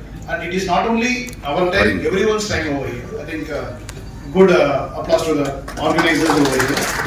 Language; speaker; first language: English; non-native, local second language; Tamil